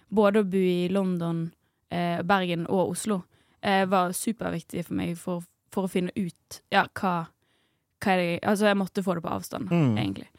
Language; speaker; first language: Norwegian; native; Norwegian